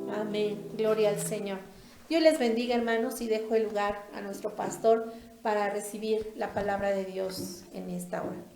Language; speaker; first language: Spanish; native; Spanish